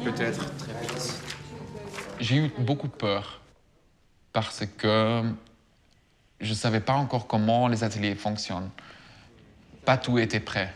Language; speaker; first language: French; non-native, fluent; Dutch